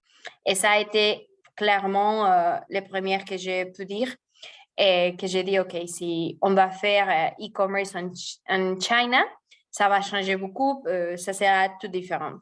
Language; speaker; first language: French; non-native, fluent; Spanish